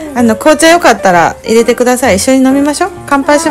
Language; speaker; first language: Japanese; native; Japanese